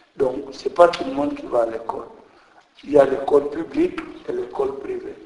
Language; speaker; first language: French; non-native, local second language; Jola-Fonyi